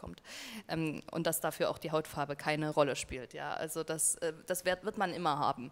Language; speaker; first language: German; native; German